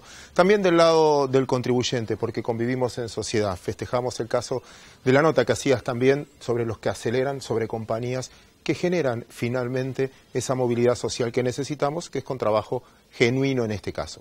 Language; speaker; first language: Spanish; native; Spanish